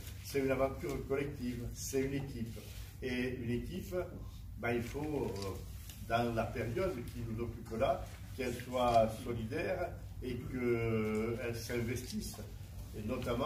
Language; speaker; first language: French; native; French